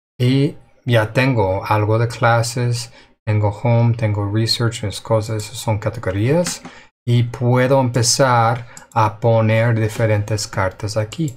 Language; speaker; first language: Spanish; non-native, fluent; English